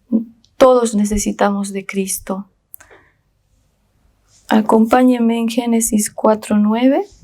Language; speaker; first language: Spanish; native; Spanish